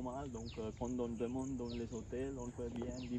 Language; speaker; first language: French; non-native, fluent; Sinhala